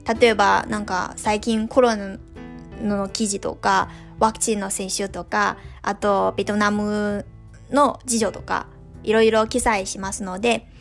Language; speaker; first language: Japanese; non-native, fluent; Chinese